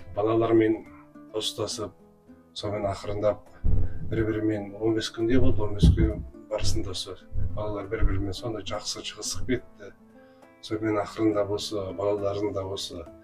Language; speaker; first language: Kazakh; native; Kazakh